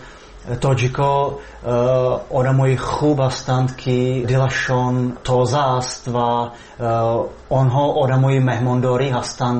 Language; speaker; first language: Persian; non-native, fluent; Czech